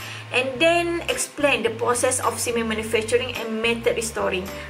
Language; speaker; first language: English; non-native, local second language; Malay